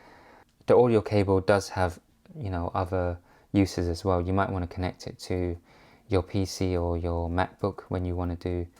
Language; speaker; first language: English; native; English